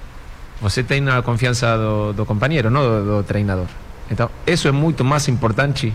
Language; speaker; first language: Portuguese; non-native, fluent; Spanish